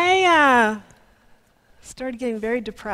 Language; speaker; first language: English; native; English